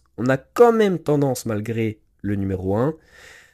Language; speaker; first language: French; native; French